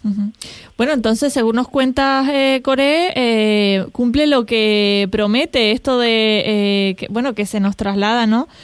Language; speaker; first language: Spanish; native; Spanish